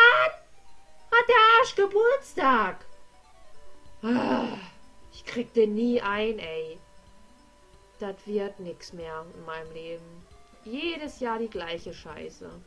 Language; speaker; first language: German; native; German